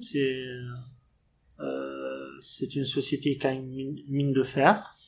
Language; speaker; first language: French; non-native, local second language; Arabic